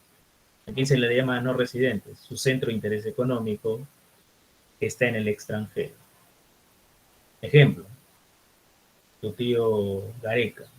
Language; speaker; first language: Spanish; native; Spanish